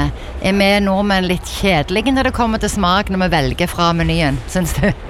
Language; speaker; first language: Norwegian; native; Norwegian